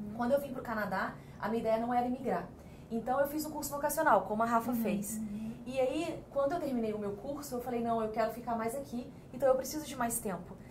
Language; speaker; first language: Portuguese; native; Portuguese